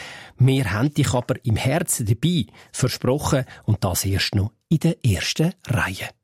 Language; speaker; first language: German; native; German